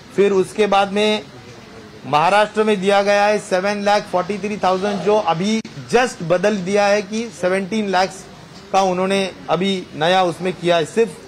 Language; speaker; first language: Hindi; non-native, local second language; Marathi